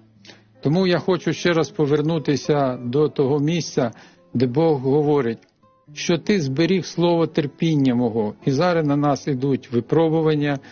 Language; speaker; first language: Ukrainian; native; Ukrainian